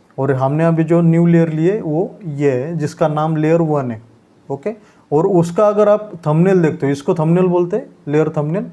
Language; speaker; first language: Hindi; non-native, local second language; Marathi